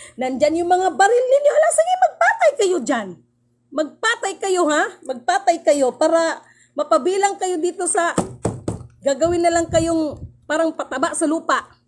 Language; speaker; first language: Filipino; non-native, local second language; Cebuano